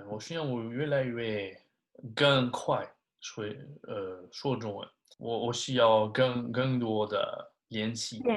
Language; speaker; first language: Chinese; non-native, learner; French